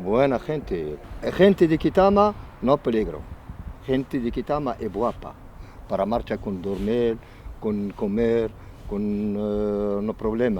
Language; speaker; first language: Spanish; non-native, learner; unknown